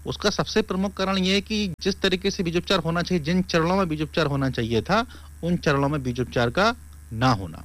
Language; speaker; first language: Hindi; native; Hindi